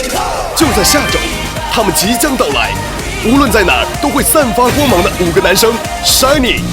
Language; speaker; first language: Chinese; native; Chinese